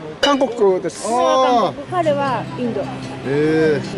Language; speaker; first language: Japanese; non-native, learner; Korean